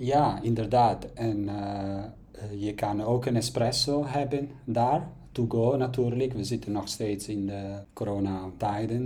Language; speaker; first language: Dutch; non-native, learner; Italian